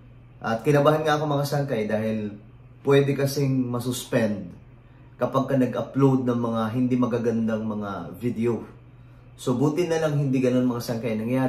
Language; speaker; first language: Filipino; native; Filipino